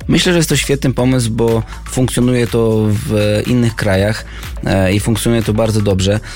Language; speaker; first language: Polish; native; Polish